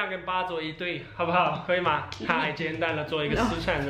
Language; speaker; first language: Chinese; non-native, learner; Danish